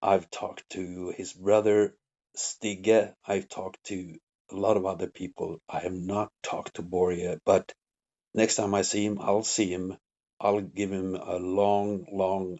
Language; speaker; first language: English; non-native, fluent; Swedish